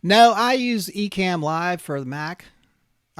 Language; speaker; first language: English; native; English